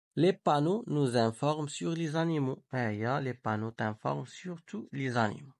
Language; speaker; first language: French; non-native, local second language; Arabic